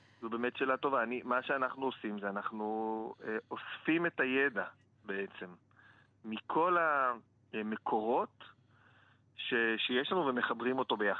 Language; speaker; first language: Hebrew; native; Hebrew